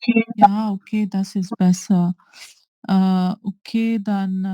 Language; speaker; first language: German; non-native, learner; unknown